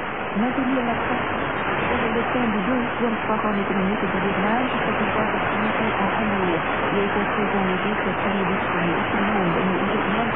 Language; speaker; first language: French; non-native, fluent; Vietnamese